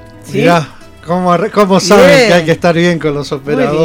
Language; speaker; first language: Spanish; native; Spanish